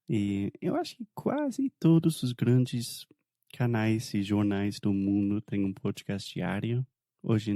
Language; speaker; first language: Portuguese; non-native, fluent; English